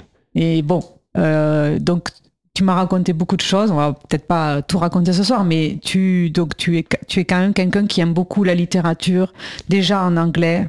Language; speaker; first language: French; native; French